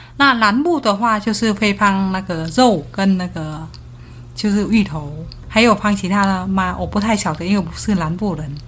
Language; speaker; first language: Chinese; non-native, fluent; Vietnamese